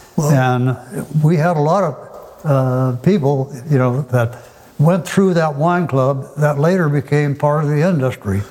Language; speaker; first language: English; native; English